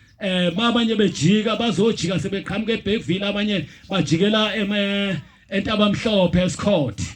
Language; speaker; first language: Zulu; native; Zulu